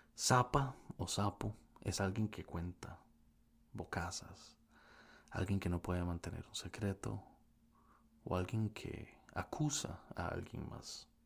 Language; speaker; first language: Spanish; native; Spanish